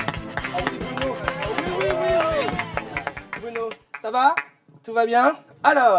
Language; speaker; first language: French; native; French